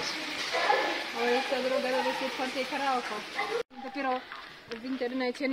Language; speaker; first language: Polish; native; Polish